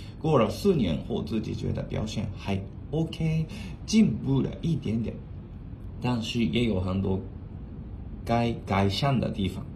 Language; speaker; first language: Chinese; non-native, fluent; Japanese